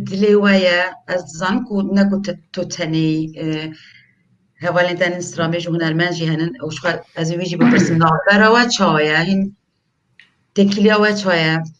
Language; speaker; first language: Kurdish; native; Kurdish